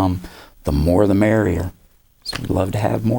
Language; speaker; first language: English; native; English